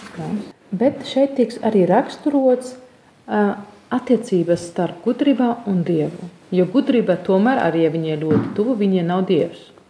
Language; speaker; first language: Latvian; non-native, fluent; German